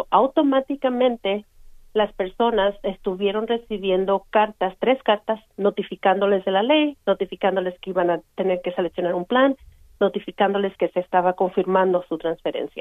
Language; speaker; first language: Spanish; native; Spanish